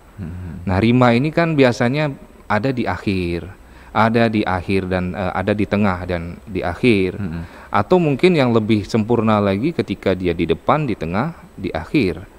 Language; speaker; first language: Indonesian; native; Indonesian